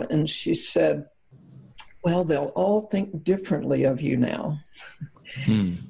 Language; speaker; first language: English; native; English